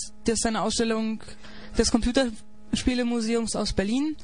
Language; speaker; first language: German; native; German